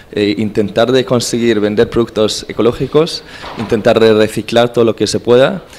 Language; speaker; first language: Spanish; non-native, fluent; Swedish